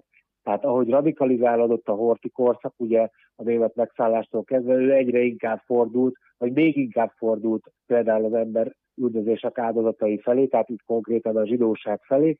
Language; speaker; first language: Hungarian; native; Hungarian